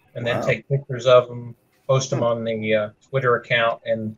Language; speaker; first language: English; native; English